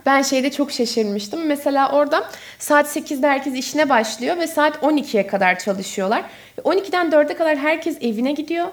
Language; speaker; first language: Turkish; native; Turkish